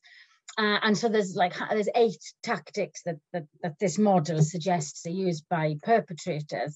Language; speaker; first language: English; native; English